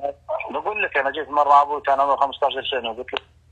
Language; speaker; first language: Arabic; native; Arabic